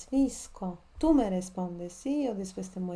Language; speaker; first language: Spanish; non-native, fluent; Polish